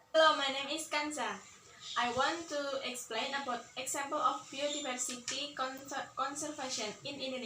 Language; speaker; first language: English; non-native, learner; Indonesian